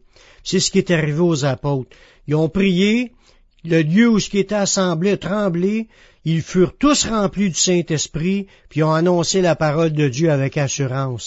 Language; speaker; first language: French; native; French